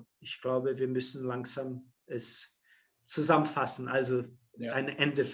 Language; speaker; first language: German; non-native, fluent; Portuguese